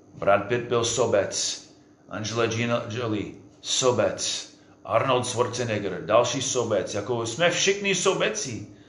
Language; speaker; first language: Czech; non-native, fluent; English